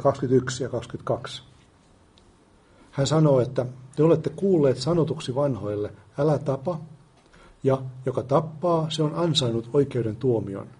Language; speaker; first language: Finnish; native; Finnish